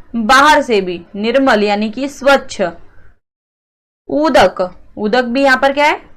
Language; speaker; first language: Hindi; non-native, local second language; Marathi